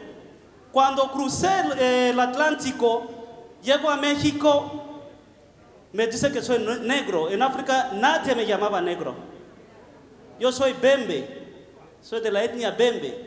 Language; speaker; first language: Spanish; non-native, fluent; Bembe